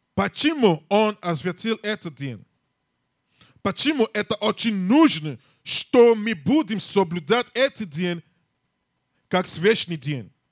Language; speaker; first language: Russian; non-native, learner; English